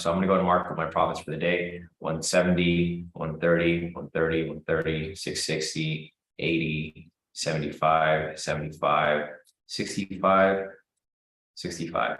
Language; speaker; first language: English; native; English